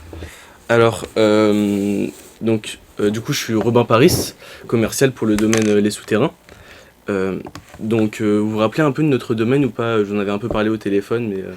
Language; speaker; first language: French; native; French